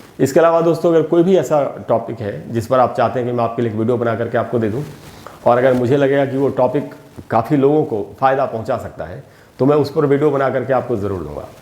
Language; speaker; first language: Hindi; native; Hindi